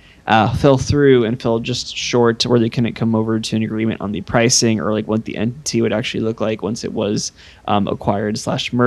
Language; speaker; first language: English; native; English